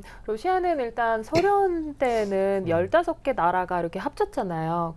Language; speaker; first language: Korean; non-native, fluent; Russian